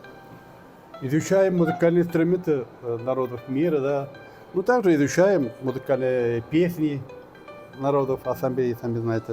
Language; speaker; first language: Russian; non-native, local second language; Tatar